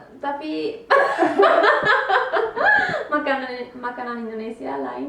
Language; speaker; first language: Indonesian; early bilingual, heritage; Indonesian